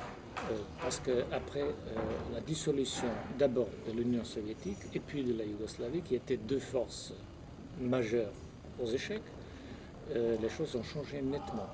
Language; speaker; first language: French; non-native, fluent; Croatian